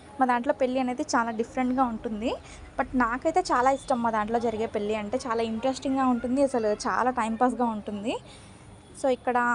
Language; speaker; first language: Telugu; non-native, local second language; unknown